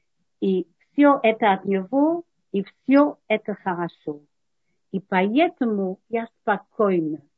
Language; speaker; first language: Russian; non-native, learner; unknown